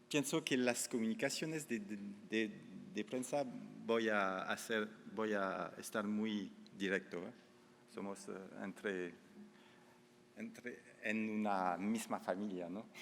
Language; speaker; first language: Spanish; non-native, fluent; French